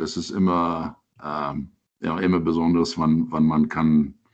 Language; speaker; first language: German; non-native, learner; English